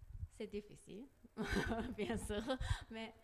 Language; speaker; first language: French; non-native, learner; Japanese